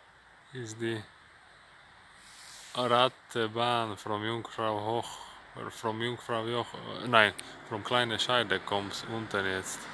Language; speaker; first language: German; non-native, learner; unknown